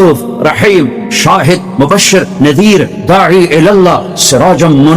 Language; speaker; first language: Hindi; non-native, local second language; Punjabi